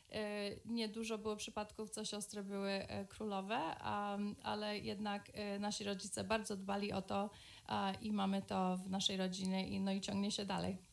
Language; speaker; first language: Polish; early bilingual, other home language; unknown